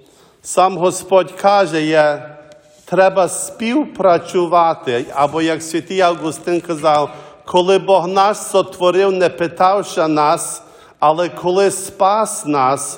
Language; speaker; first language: Ukrainian; early bilingual, heritage; Ukrainian